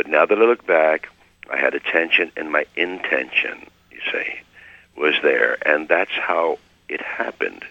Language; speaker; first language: English; native; English